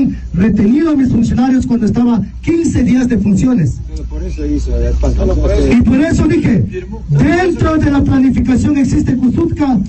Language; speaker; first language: Spanish; native; Spanish